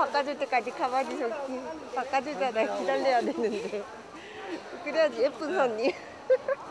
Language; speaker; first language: Korean; non-native, fluent; Japanese